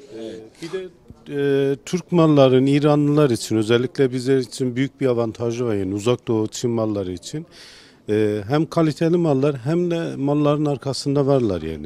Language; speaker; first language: Turkish; non-native, fluent; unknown